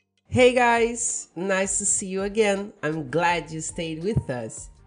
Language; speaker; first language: English; non-native, fluent; Portuguese